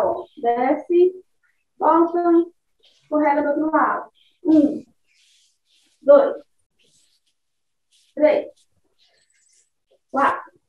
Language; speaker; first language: Portuguese; native; Portuguese